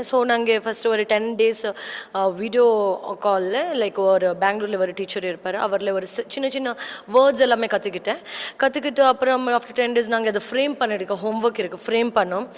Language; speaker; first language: Tamil; non-native, learner; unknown